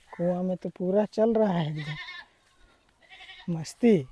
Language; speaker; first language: Hindi; native; Hindi